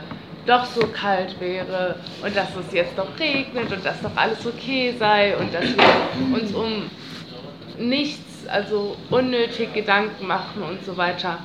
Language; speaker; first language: German; native; German